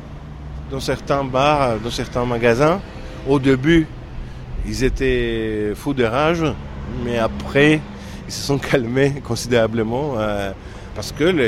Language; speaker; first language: French; non-native, fluent; Greek